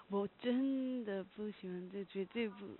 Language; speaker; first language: Chinese; non-native, learner; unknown